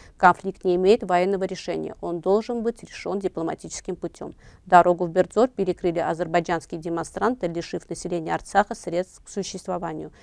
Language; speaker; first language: Russian; non-native, local second language; Armenian